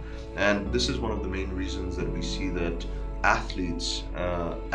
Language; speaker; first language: English; native; English